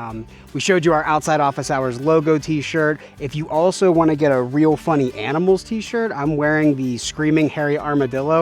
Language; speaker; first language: English; native; English